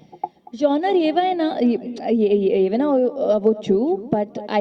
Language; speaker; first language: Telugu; non-native, fluent; Hindi